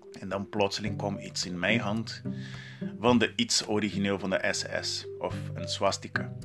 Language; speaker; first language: Dutch; non-native, learner; Portuguese